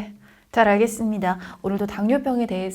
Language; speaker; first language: Korean; native; Korean